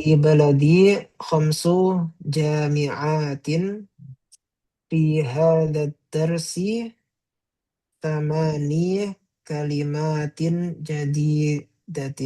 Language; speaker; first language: Arabic; non-native, learner; Indonesian